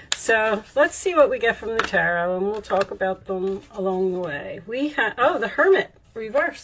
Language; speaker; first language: English; native; English